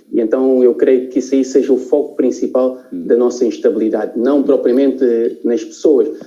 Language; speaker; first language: Portuguese; non-native, local second language; Upper Guinea Crioulo